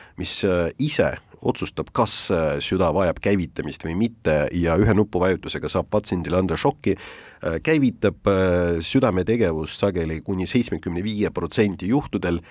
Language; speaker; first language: Estonian; non-native, local second language; Russian